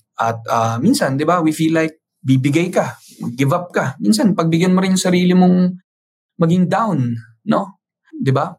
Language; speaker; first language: Filipino; native; Filipino